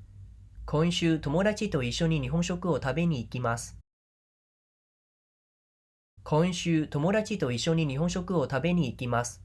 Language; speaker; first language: Japanese; non-native, fluent; Khmer